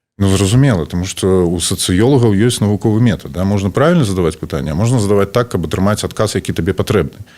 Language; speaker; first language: Belarusian; non-native, local second language; Russian